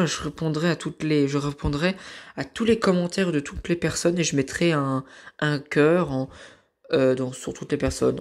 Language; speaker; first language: French; native; French